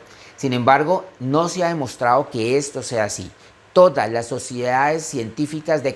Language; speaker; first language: Spanish; native; Spanish